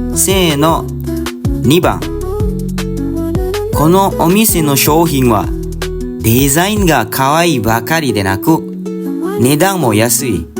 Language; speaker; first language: Japanese; non-native, fluent; Indonesian